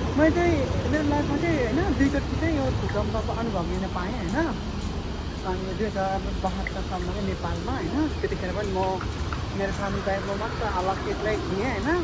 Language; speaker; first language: Nepali; native; Nepali